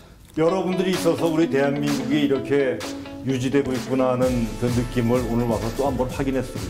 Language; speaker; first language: Korean; native; Korean